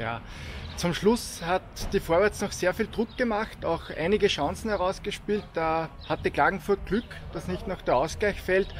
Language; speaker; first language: German; native; German